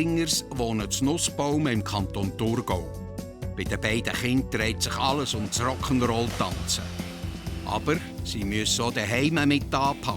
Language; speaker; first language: German; native; German